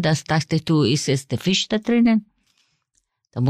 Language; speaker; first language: German; non-native, fluent; Spanish